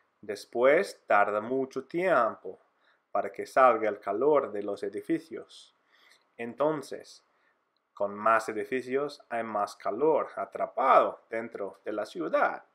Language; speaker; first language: Spanish; non-native, fluent; English